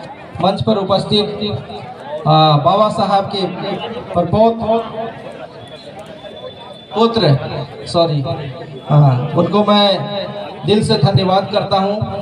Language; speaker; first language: Hindi; native; Hindi